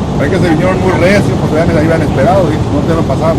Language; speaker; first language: Spanish; native; Spanish